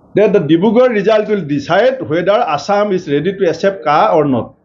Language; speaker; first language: English; non-native, local second language; Assamese